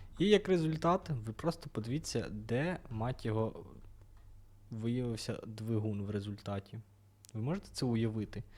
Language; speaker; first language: Ukrainian; non-native, local second language; Russian